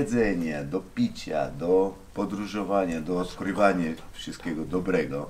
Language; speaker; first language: Polish; non-native, fluent; Georgian